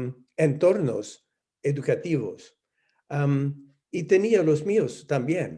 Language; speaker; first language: Spanish; non-native, fluent; English